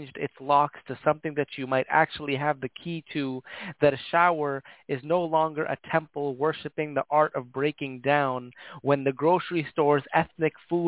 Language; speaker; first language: English; native; English